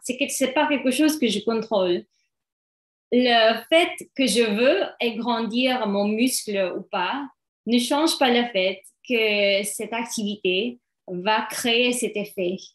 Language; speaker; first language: French; non-native, learner; English